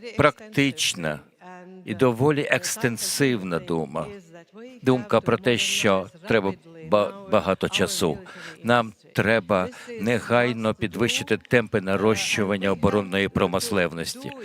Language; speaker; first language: Ukrainian; non-native, fluent; Latvian